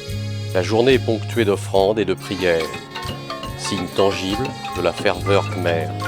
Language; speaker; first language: French; native; French